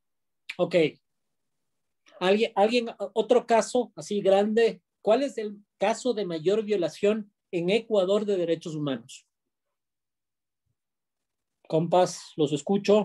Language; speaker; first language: Spanish; native; Spanish